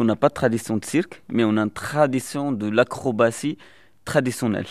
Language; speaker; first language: French; non-native, local second language; Arabic